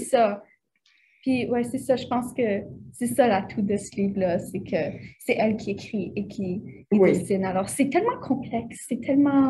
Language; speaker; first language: French; native; French